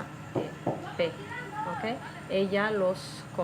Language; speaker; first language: Spanish; non-native, fluent; French